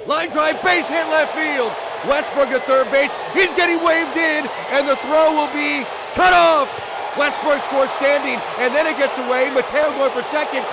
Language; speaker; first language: English; native; English